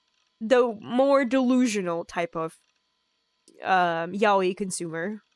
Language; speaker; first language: English; non-native, fluent; Polish